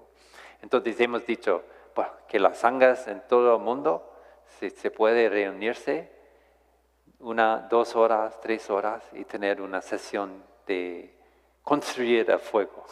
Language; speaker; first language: Spanish; non-native, fluent; English